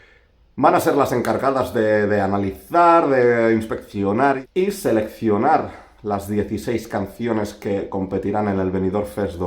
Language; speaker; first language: Spanish; native; Spanish